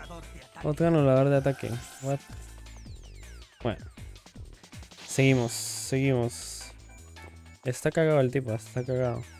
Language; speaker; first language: Spanish; native; Spanish